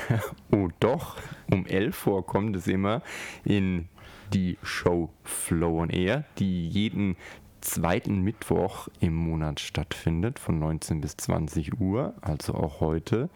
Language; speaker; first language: German; native; German